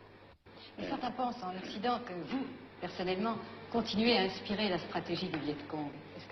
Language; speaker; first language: French; native; French